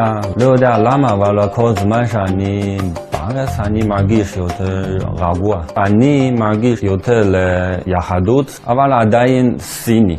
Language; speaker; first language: Hebrew; non-native, fluent; Chinese